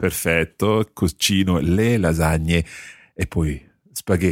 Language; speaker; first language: Italian; non-native, learner; English